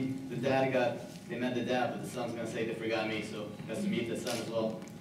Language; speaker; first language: English; native; English